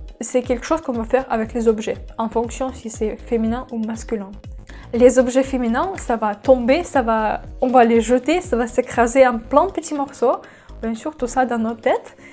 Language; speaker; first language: French; non-native, fluent; Russian